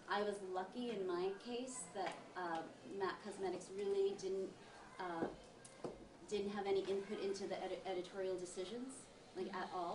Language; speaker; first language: English; early bilingual, other home language; Italian